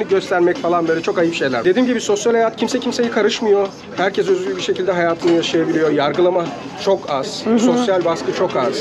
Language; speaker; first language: Turkish; native; Turkish